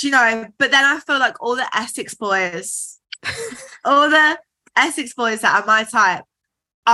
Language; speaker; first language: English; native; English